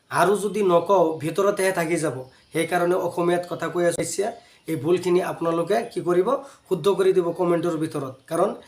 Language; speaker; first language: Assamese; non-native, local second language; Bangla